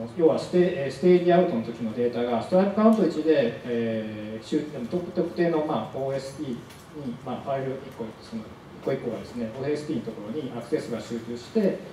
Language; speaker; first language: Japanese; native; Japanese